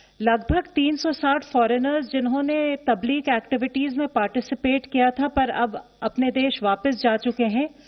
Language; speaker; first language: Hindi; native; Hindi